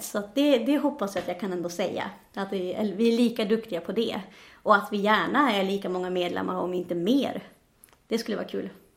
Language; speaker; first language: Swedish; native; Swedish